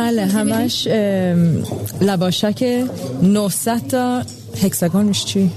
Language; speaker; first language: Persian; early bilingual, heritage; Persian